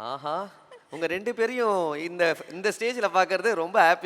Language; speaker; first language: Tamil; native; Tamil